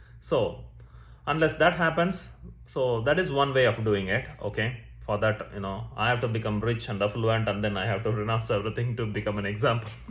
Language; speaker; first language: English; non-native, local second language; Tamil